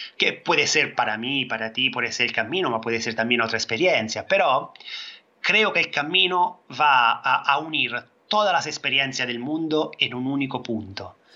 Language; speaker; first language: Spanish; non-native, fluent; Italian